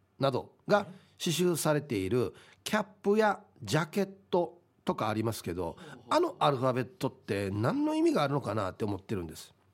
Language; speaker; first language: Japanese; native; Japanese